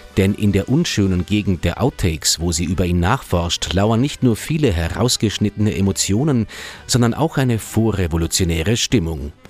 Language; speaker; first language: German; native; German